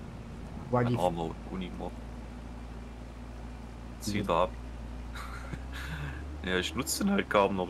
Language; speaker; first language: German; native; German